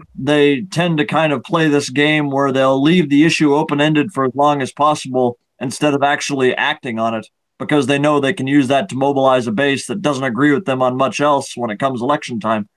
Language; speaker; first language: English; native; English